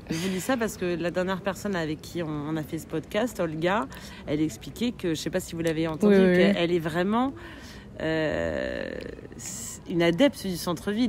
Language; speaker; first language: French; native; French